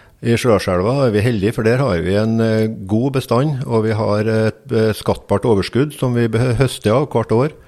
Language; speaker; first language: Norwegian; native; Norwegian